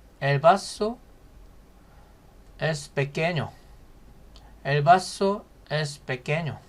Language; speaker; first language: Spanish; non-native, fluent; Korean